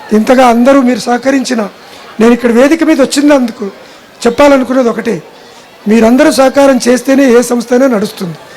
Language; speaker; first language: Telugu; non-native, local second language; Kannada